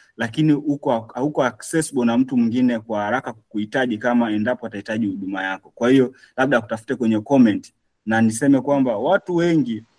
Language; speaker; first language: Swahili; native; Swahili